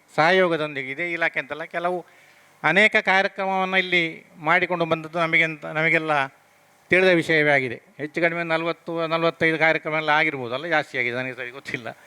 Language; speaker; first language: Kannada; native; Kannada